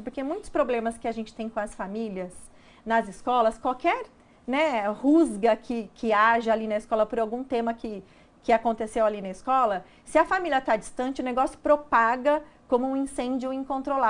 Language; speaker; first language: Portuguese; native; Portuguese